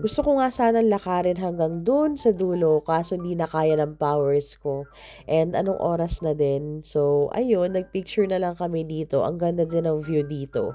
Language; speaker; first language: Filipino; native; Filipino